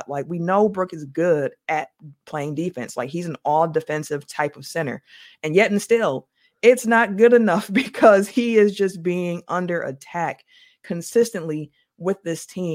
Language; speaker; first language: English; native; English